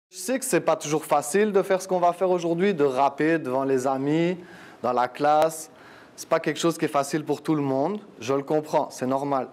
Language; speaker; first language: French; native; French